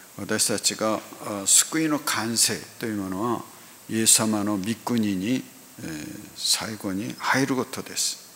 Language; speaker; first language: Japanese; non-native, fluent; Korean